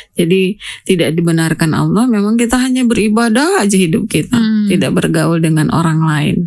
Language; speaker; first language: Indonesian; native; Indonesian